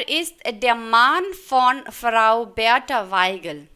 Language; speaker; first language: German; non-native, fluent; Hindi